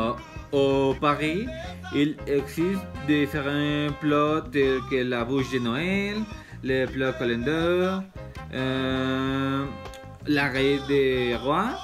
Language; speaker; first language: French; non-native, learner; Spanish